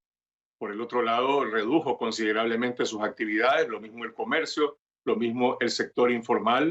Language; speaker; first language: Spanish; native; Spanish